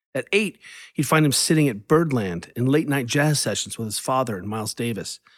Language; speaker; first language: English; early bilingual, other home language; German